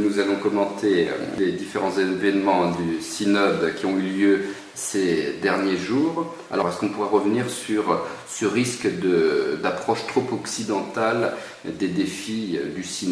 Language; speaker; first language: French; native; French